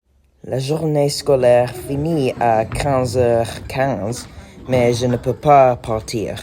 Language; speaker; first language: French; non-native, learner; English